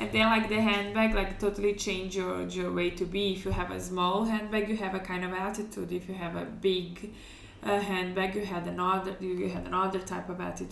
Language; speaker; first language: English; non-native, fluent; Portuguese